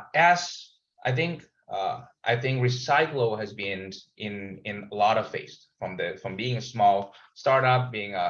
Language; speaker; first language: English; non-native, fluent; Thai